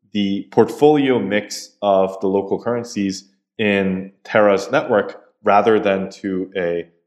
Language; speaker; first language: English; native; English